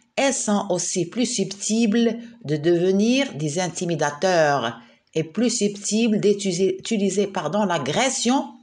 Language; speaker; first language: French; non-native, local second language; Arabic